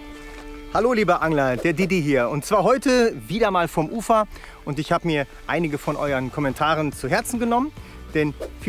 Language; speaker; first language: German; native; German